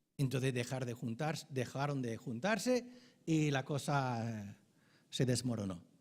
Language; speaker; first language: Spanish; non-native, fluent; English